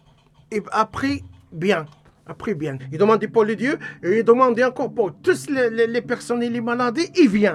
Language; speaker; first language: French; non-native, learner; Arabic